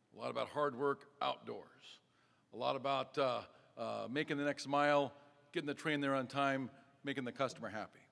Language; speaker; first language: English; native; English